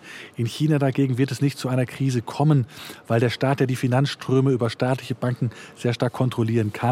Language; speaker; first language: German; native; German